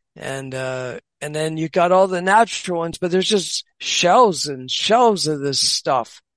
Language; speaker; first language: English; native; English